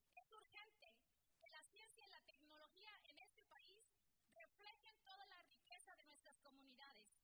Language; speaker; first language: Spanish; early bilingual, other home language; English